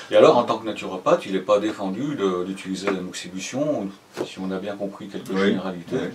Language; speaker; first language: French; native; French